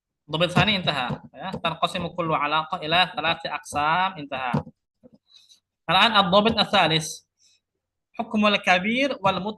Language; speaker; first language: Arabic; non-native, fluent; Indonesian